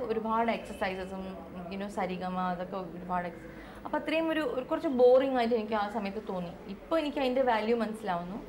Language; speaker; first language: Malayalam; non-native, local second language; Tamil